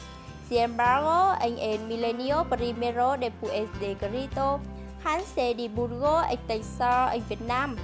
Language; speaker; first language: Spanish; non-native, learner; Vietnamese